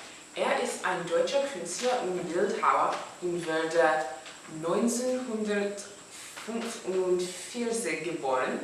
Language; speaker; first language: German; non-native, learner; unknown